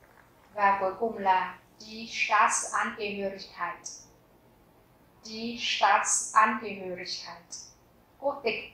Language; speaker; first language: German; non-native, fluent; Vietnamese